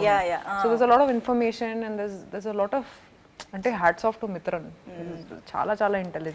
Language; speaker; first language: Telugu; non-native, fluent; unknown